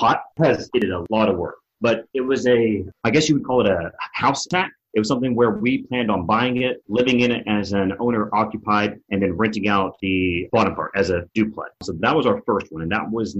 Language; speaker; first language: English; native; English